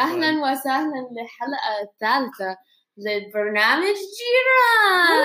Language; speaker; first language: Arabic; non-native, learner; English